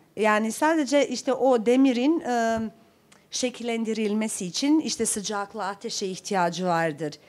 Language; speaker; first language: Turkish; non-native, fluent; Bosnian